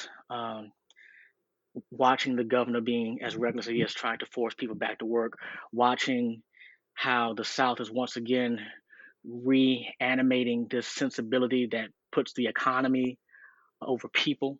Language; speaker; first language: English; native; English